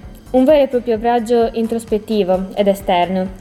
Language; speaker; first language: Italian; native; Italian